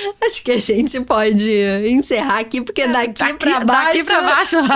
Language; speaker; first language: Portuguese; native; Portuguese